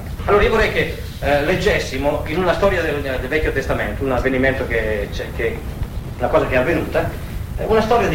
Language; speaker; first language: Italian; native; Italian